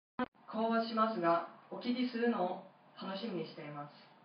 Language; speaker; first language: Japanese; non-native, fluent; English